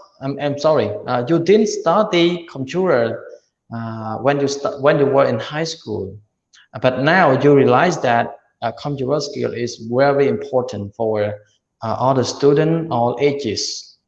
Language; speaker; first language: English; non-native, learner; Khmer